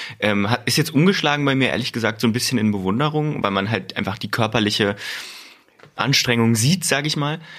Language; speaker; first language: German; native; German